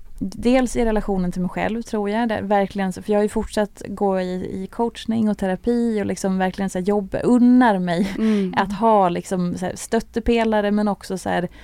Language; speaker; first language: Swedish; native; Swedish